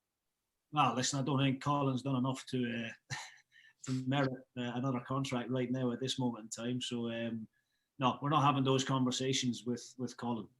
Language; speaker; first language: English; native; English